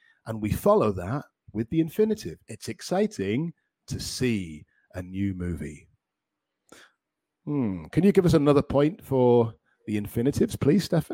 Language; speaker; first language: English; native; English